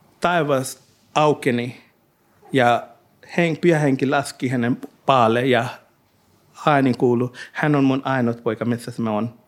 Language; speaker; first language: Finnish; non-native, learner; Hindi